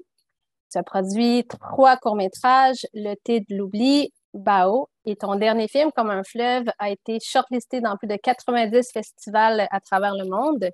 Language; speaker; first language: French; native; French